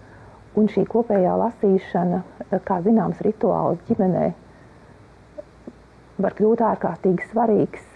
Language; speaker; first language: Latvian; native; Latvian